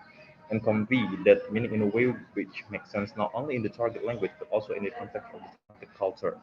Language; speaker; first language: English; non-native, learner; Indonesian